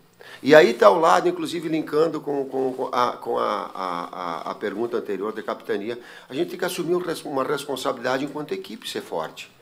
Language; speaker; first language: Portuguese; native; Portuguese